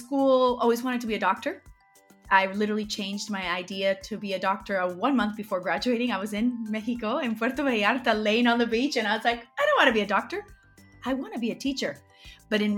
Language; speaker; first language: English; early bilingual, other home language; Spanish